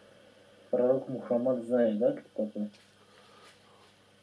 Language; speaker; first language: Russian; non-native, learner; Tajik